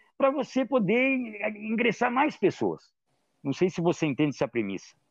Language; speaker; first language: Portuguese; native; Portuguese